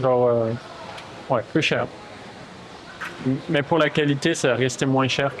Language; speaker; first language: French; native; French